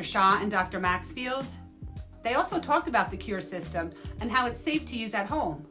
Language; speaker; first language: English; native; English